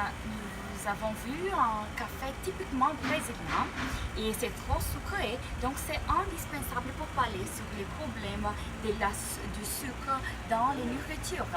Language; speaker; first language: French; non-native, learner; Portuguese